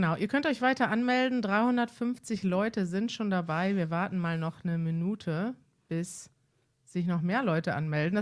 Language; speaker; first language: German; native; German